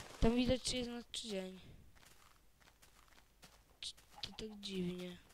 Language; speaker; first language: Polish; native; Polish